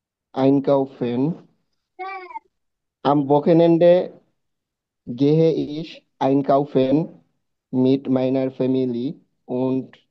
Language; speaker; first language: German; non-native, learner; Bangla